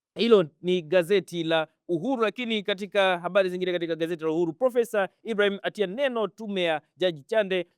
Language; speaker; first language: Swahili; native; Swahili